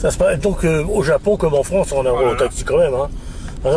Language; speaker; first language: French; native; French